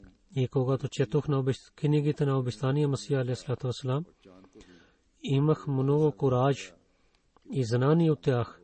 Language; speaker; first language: Bulgarian; non-native, fluent; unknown